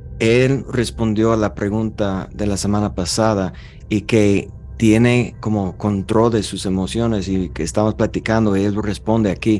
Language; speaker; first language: Spanish; non-native, fluent; English